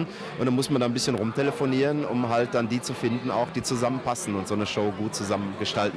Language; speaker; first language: German; native; German